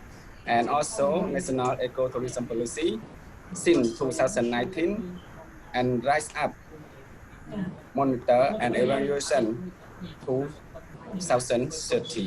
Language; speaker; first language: English; non-native, learner; Khmer